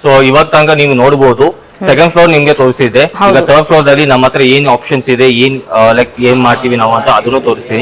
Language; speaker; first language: Kannada; non-native, local second language; Telugu